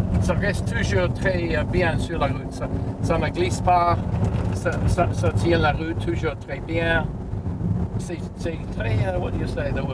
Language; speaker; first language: French; non-native, learner; English